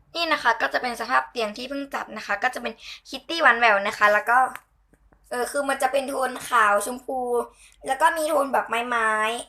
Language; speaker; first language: Thai; native; Thai